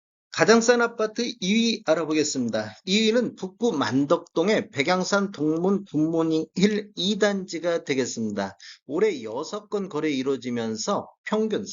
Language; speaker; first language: Korean; native; Korean